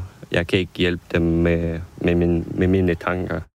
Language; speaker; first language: Danish; non-native, fluent; Ukrainian